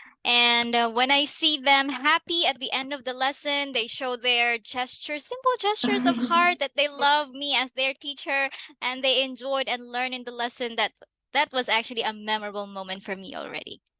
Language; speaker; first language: English; non-native, fluent; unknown